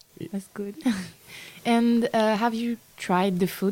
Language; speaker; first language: English; non-native, learner; French